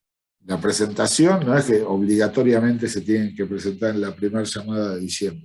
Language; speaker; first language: Spanish; native; Spanish